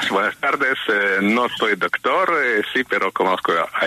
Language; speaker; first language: Spanish; non-native, fluent; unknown